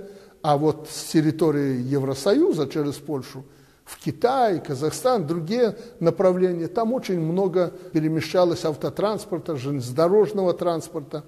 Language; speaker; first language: Russian; native; Russian